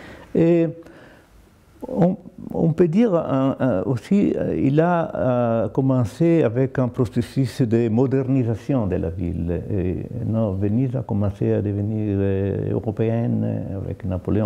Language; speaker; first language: French; non-native, fluent; Italian